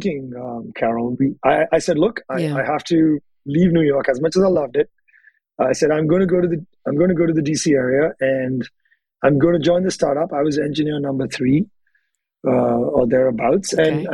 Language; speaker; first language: English; non-native, local second language; Telugu